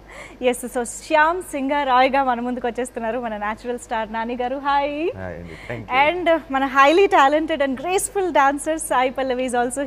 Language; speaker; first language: Telugu; native; Telugu